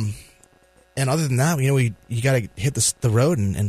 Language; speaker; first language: English; native; English